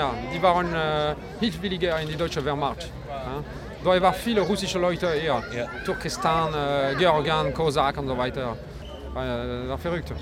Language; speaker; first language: German; non-native, learner; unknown